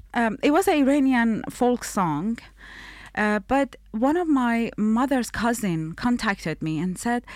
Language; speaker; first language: English; non-native, fluent; Persian